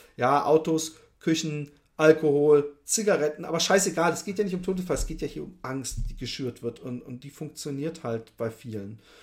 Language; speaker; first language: German; early bilingual, other home language; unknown